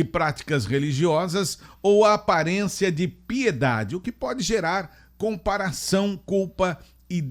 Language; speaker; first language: Portuguese; native; Portuguese